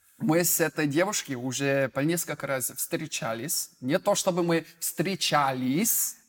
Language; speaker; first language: Russian; non-native, fluent; English